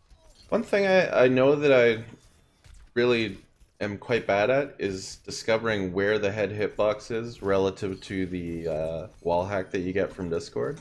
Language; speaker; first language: English; native; English